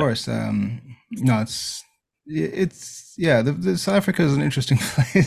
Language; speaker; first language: English; native; English